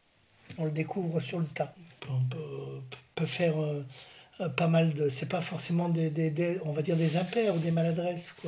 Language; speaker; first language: French; native; French